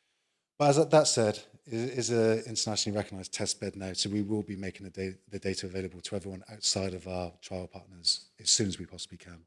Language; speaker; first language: English; native; English